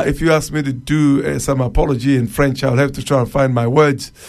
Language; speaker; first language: English; non-native, fluent; Luba-Lulua